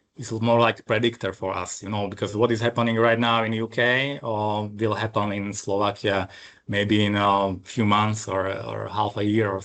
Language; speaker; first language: English; non-native, fluent; Slovak